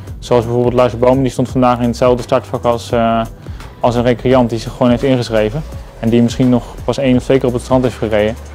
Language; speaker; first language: Dutch; native; Dutch